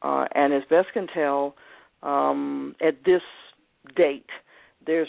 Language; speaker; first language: English; native; English